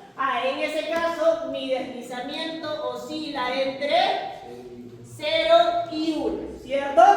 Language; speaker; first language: Spanish; native; Spanish